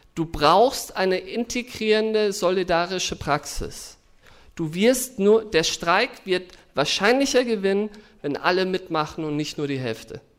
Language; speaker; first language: German; native; German